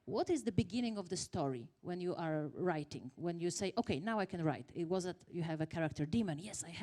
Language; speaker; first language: English; non-native, fluent; Polish